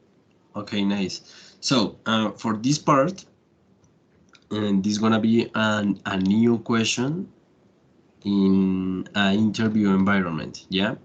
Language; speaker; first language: English; non-native, learner; Spanish